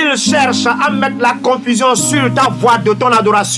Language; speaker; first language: French; non-native, local second language; Ewe